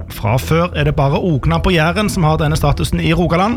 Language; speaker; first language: Norwegian; native; Norwegian